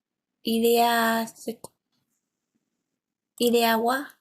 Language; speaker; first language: French; non-native, learner; Vietnamese